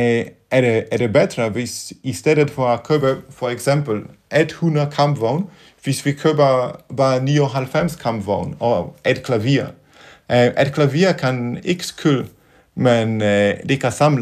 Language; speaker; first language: Danish; non-native, fluent; Polish